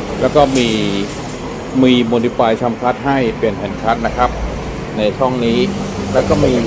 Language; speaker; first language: Thai; native; Thai